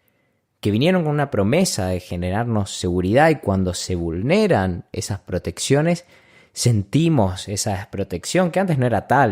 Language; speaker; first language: Spanish; native; Spanish